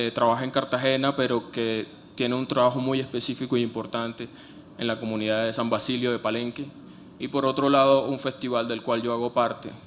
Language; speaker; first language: Spanish; native; Spanish